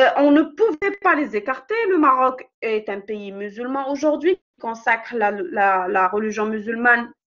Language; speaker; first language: French; non-native, local second language; Arabic